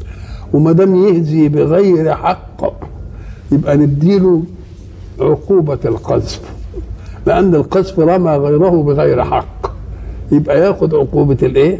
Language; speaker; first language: Arabic; native; Arabic